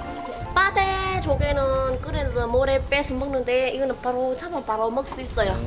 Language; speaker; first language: Korean; non-native, learner; Vietnamese